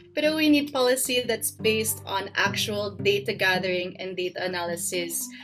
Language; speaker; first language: English; native; English